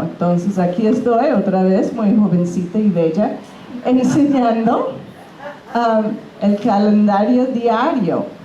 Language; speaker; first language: Spanish; non-native, fluent; English